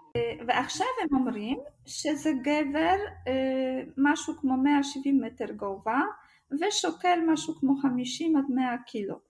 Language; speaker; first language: Hebrew; non-native, fluent; Russian